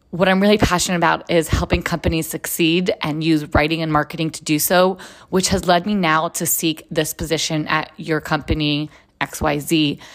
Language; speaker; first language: English; non-native, fluent; Hebrew